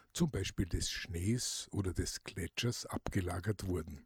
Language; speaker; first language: German; native; German